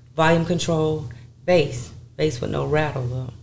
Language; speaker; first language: English; native; English